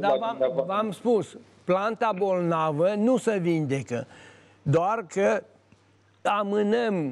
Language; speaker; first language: Romanian; native; Romanian